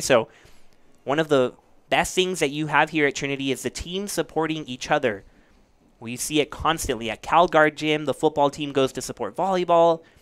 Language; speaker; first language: English; early bilingual, other home language; Spanish